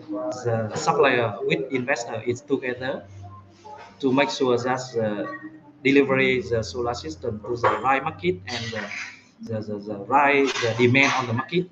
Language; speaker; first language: English; non-native, fluent; Vietnamese